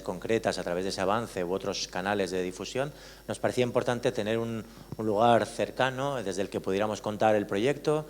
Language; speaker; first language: Spanish; native; Spanish